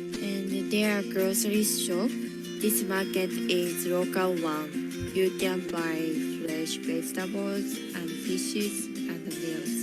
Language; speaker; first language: English; non-native, learner; Japanese